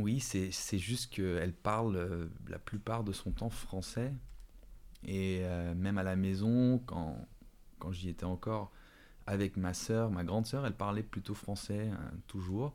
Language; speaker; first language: French; early bilingual, other home language; Dutch